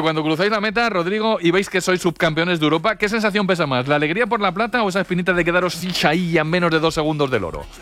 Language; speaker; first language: Spanish; native; Spanish